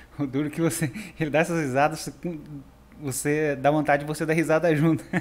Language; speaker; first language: Portuguese; native; Portuguese